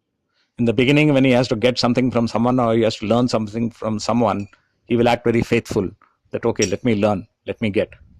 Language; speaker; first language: English; non-native, local second language; Tamil